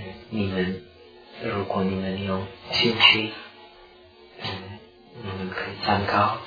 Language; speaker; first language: Chinese; non-native, fluent; Czech